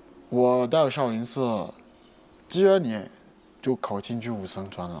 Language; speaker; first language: Chinese; non-native, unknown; French